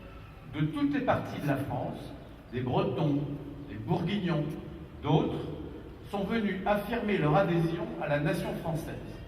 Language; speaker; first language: French; native; French